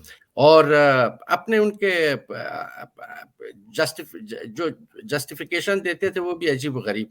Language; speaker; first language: Hindi; non-native, fluent; Persian